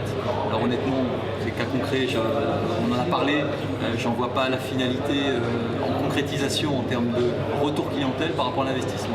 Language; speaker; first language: French; native; French